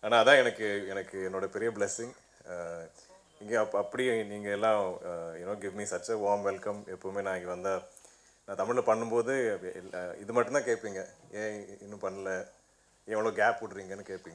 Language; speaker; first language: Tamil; non-native, fluent; Malayalam